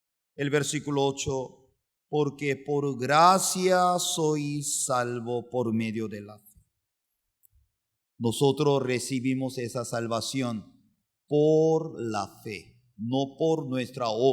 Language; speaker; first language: Spanish; non-native, fluent; Korean